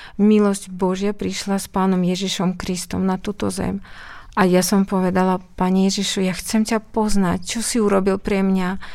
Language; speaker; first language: Slovak; non-native, fluent; Uzbek